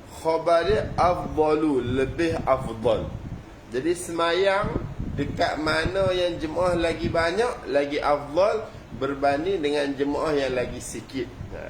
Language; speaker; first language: Malay; native; Malay